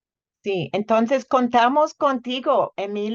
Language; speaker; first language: Spanish; non-native, fluent; English